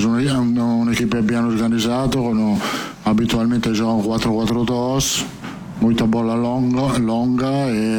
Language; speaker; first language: Portuguese; non-native, fluent; Italian